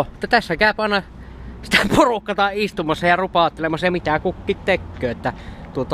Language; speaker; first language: Finnish; native; Finnish